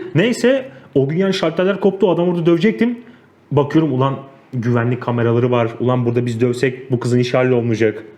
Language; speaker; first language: Turkish; native; Turkish